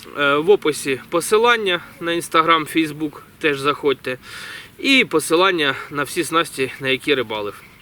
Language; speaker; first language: Ukrainian; native; Ukrainian